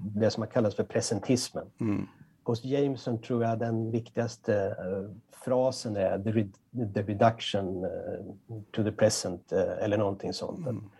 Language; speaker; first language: Swedish; native; Swedish